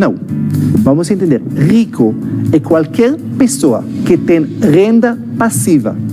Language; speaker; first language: Portuguese; non-native, fluent; Hebrew